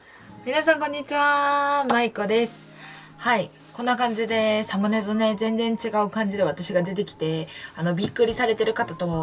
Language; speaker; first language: Japanese; native; Japanese